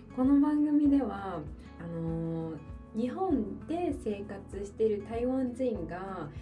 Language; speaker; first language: Japanese; native; Japanese